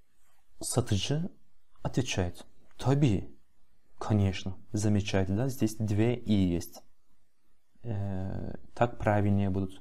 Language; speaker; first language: Russian; non-native, fluent; Turkish